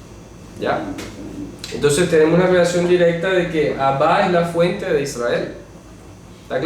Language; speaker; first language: Spanish; native; Spanish